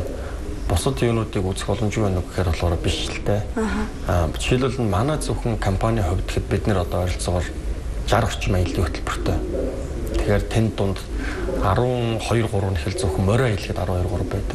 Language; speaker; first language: Mongolian; native; Mongolian